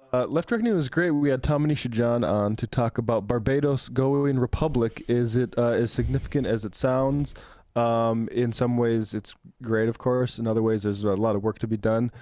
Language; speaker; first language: English; native; English